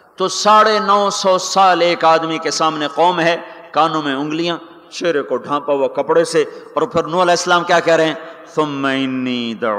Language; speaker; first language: Urdu; non-native, local second language; Punjabi